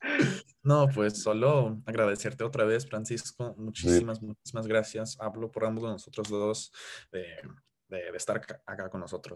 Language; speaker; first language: Spanish; non-native, fluent; English